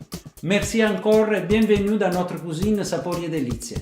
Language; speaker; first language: French; non-native, fluent; Italian